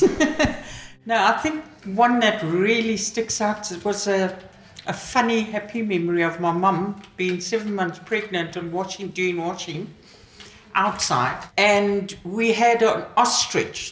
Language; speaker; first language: English; native; English